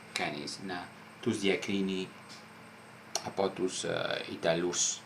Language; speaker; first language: Greek; non-native, fluent; Italian